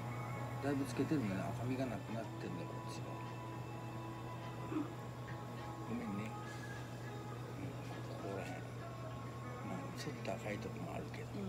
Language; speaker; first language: Japanese; native; Japanese